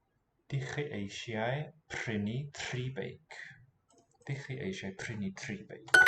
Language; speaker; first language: Welsh; non-native, learner; English